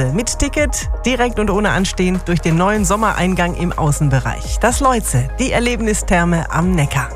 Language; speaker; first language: German; native; German